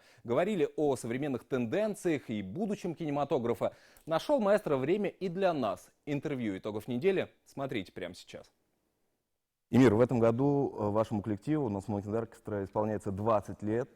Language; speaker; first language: Russian; native; Russian